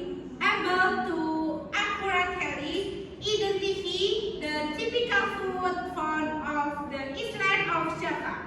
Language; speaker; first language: English; non-native, learner; Indonesian